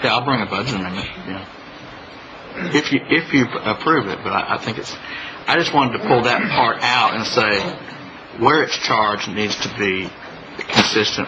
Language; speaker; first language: English; native; English